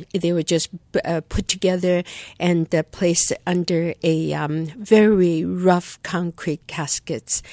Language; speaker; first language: English; non-native, fluent; Chinese